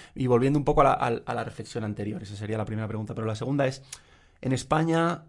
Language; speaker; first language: Spanish; native; Spanish